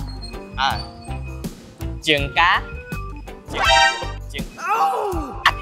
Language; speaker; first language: Vietnamese; early bilingual, other home language; Korean